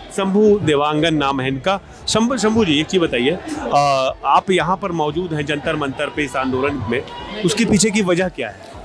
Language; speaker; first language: Hindi; native; Hindi